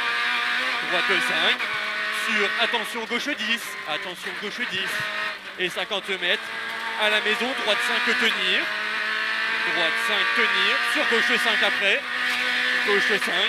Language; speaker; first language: French; native; French